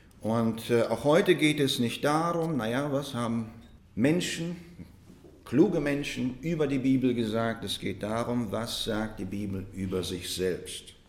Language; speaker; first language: German; non-native, fluent; Russian